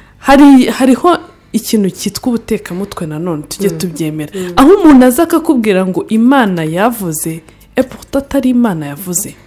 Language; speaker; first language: Kinyarwanda; native; Kinyarwanda